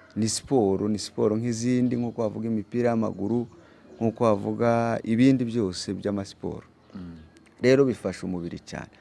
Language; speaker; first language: Kinyarwanda; native; Kinyarwanda